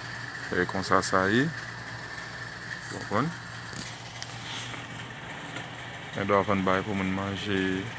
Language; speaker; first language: French; non-native, learner; Haitian Creole